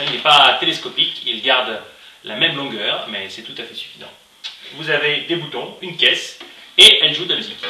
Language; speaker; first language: French; native; French